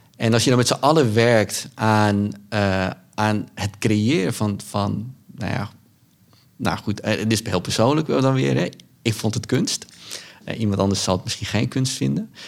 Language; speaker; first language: Dutch; early bilingual, other home language; Sranan Tongo